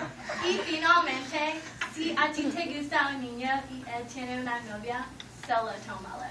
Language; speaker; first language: Spanish; non-native, learner; English